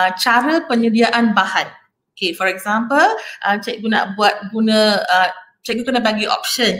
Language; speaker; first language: Malay; non-native, local second language; Tamil